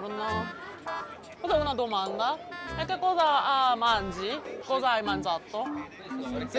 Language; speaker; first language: Italian; non-native, learner; Korean